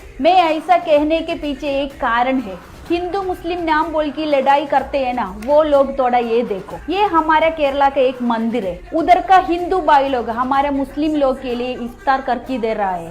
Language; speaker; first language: Hindi; non-native, local second language; Malayalam